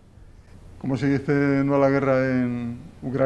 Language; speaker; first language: Spanish; native; Spanish